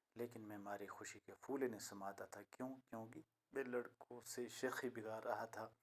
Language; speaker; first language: Urdu; non-native, local second language; Kashmiri